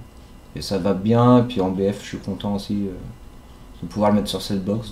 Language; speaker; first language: French; native; French